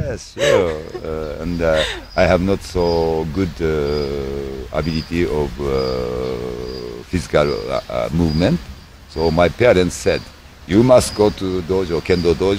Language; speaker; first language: English; non-native, learner; Japanese